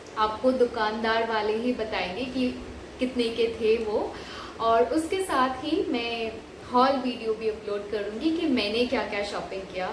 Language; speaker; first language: Hindi; non-native, local second language; Bangla